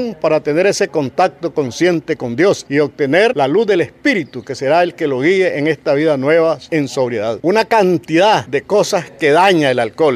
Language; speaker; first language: Spanish; native; Spanish